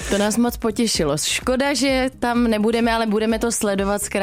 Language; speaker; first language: Czech; native; Czech